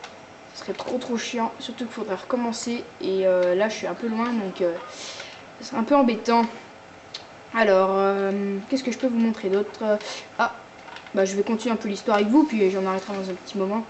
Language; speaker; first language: French; native; French